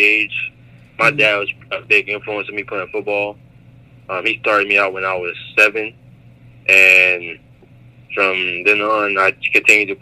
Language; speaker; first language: English; native; English